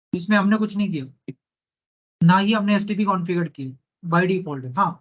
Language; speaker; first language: Hindi; non-native, local second language; Marathi